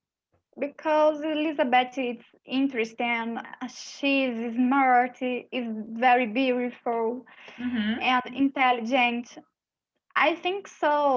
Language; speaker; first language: English; non-native, learner; Portuguese